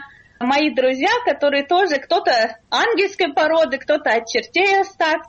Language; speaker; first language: Russian; native; Russian